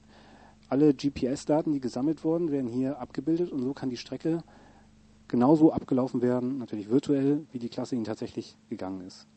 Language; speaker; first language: German; native; German